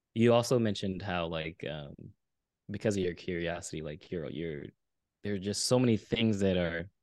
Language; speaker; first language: English; early bilingual, other home language; Haitian Creole